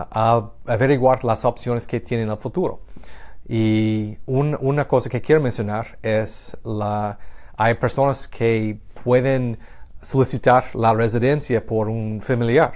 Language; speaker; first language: Spanish; non-native, fluent; English